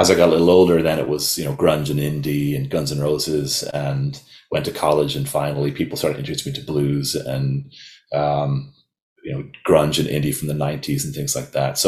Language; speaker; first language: English; native; English